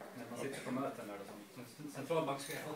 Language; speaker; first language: Swedish; native; Swedish